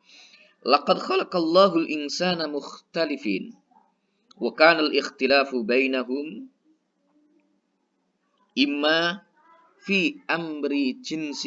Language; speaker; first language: Arabic; non-native, fluent; Indonesian